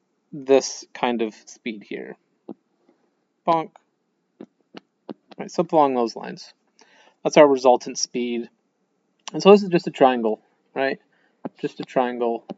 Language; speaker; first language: English; native; English